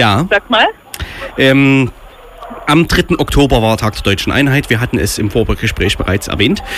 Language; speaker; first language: German; native; German